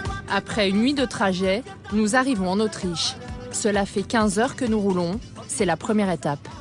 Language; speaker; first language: French; native; French